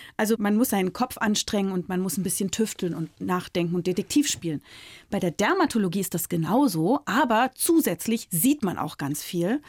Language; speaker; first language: German; native; German